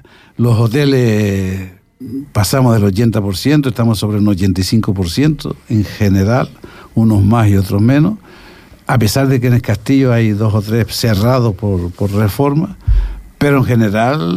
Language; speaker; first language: Spanish; native; Spanish